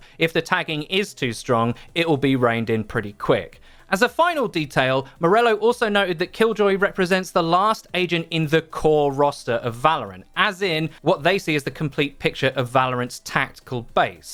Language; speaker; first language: English; native; English